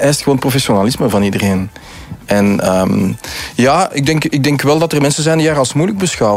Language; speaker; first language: Dutch; native; Dutch